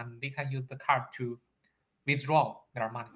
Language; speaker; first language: English; non-native, learner; Chinese